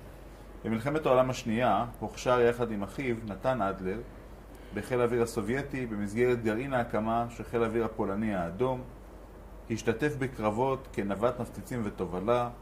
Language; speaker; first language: Hebrew; native; Hebrew